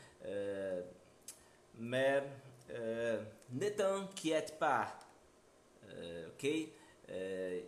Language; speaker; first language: French; non-native, learner; Portuguese